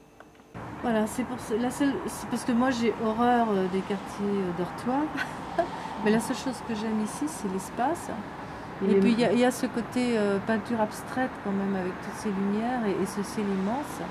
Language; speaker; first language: French; native; French